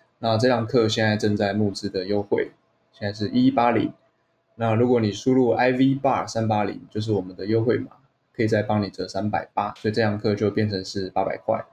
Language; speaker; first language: Chinese; native; Chinese